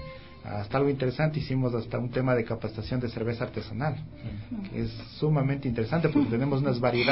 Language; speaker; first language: Spanish; native; Spanish